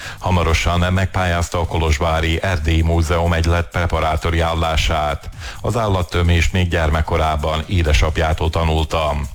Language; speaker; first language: Hungarian; native; Hungarian